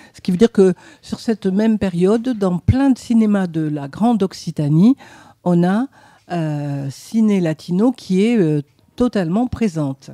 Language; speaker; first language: French; native; French